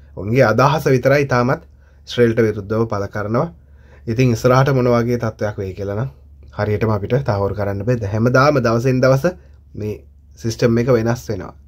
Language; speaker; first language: Sinhala; non-native, local second language; Tamil